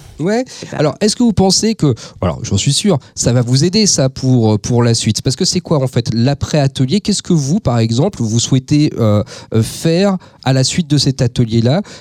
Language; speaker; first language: French; native; French